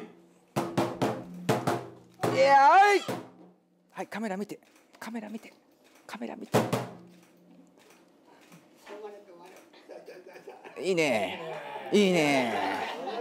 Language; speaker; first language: Japanese; native; Japanese